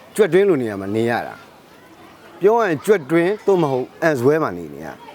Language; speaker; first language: Burmese; native; Burmese